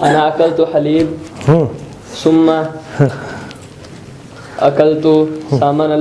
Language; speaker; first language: Arabic; non-native, learner; Urdu